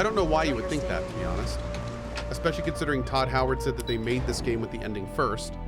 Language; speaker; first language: English; native; English